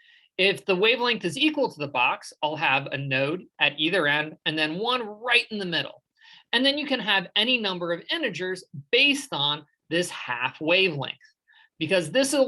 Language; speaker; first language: English; native; English